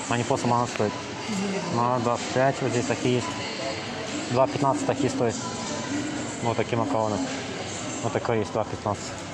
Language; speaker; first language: Russian; non-native, learner; Azerbaijani